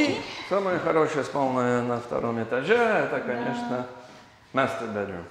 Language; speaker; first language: Russian; non-native, learner; English